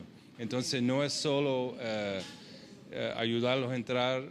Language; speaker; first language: Spanish; early bilingual, heritage; English